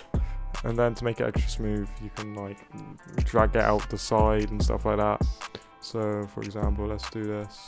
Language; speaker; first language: English; native; English